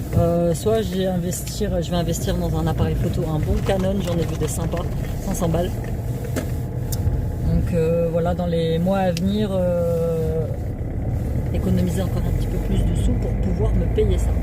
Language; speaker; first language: French; native; French